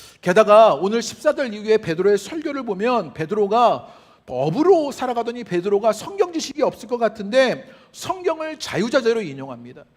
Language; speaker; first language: Korean; native; Korean